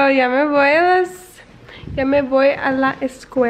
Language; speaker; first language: Spanish; early bilingual, heritage; English